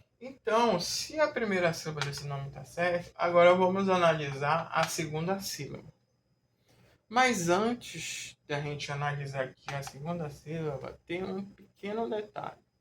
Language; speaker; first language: Portuguese; native; Portuguese